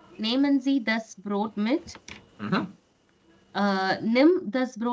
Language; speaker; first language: German; non-native, learner; Tamil